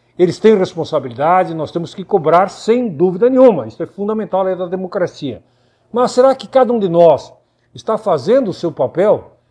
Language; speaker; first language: Portuguese; native; Portuguese